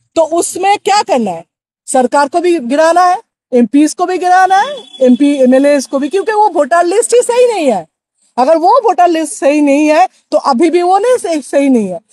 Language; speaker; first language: Hindi; non-native, local second language; Bangla